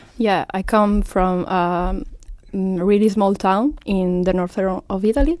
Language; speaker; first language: English; non-native, learner; Italian